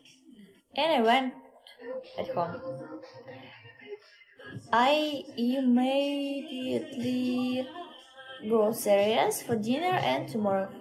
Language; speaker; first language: English; non-native, learner; Russian